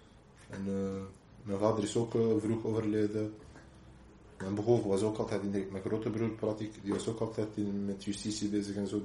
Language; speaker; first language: Dutch; non-native, local second language; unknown